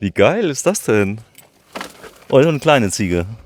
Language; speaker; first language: German; native; German